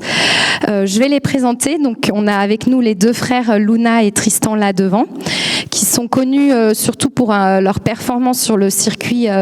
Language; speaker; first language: French; native; French